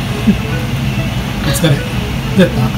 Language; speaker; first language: Japanese; native; Japanese